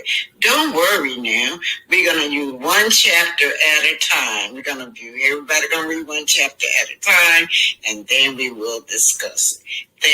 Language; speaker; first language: English; native; English